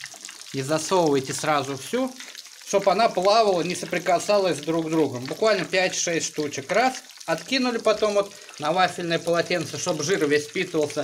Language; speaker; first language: Russian; native; Russian